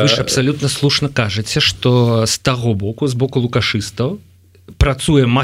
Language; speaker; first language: Belarusian; non-native, local second language; Russian